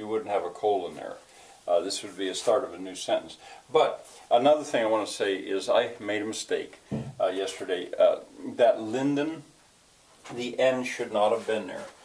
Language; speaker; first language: English; native; English